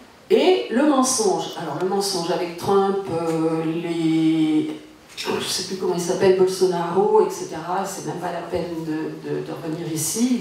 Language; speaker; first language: French; native; French